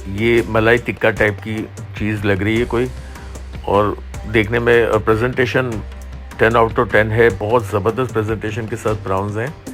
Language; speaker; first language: Hindi; native; Hindi